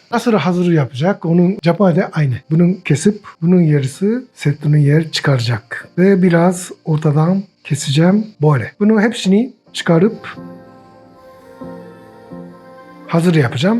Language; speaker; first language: Turkish; non-native, learner; Japanese